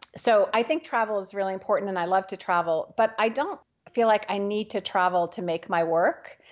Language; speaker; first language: English; native; English